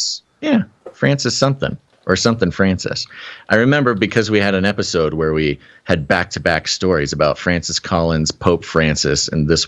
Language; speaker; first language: English; native; English